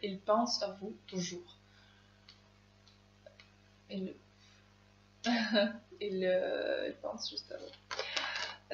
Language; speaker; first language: French; non-native, learner; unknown